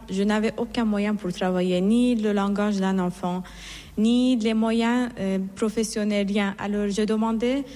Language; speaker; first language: French; non-native, fluent; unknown